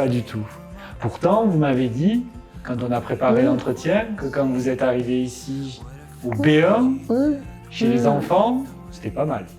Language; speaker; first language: French; native; French